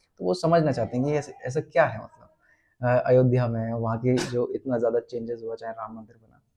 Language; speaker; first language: Hindi; native; Hindi